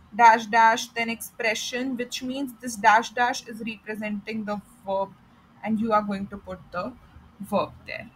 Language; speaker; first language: English; non-native, local second language; Hindi